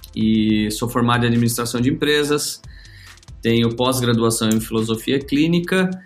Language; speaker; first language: Portuguese; native; Portuguese